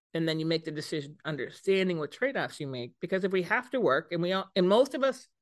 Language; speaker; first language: English; native; English